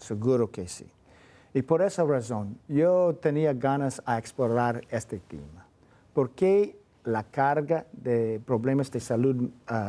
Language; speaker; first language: Spanish; non-native, fluent; English